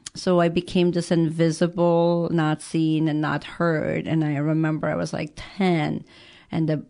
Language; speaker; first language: English; early bilingual, other home language; Persian